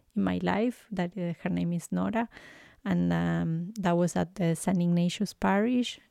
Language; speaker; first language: English; non-native, fluent; Spanish